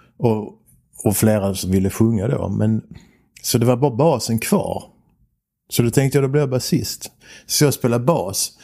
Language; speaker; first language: Swedish; native; Swedish